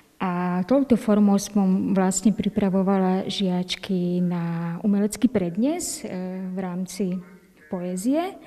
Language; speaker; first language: Slovak; non-native, local second language; Romany